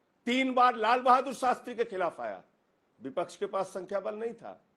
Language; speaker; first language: Hindi; native; Hindi